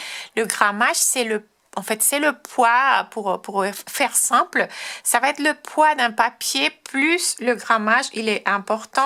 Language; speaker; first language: French; non-native, fluent; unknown